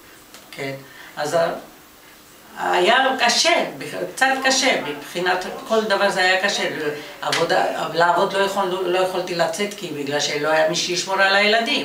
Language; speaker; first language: Hebrew; non-native, fluent; Georgian